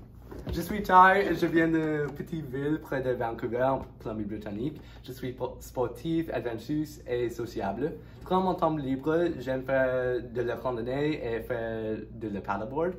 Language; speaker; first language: French; non-native, learner; English